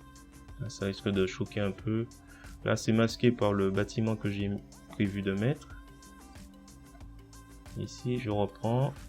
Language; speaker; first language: French; native; French